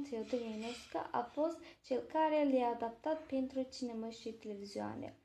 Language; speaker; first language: Romanian; non-native, learner; Azerbaijani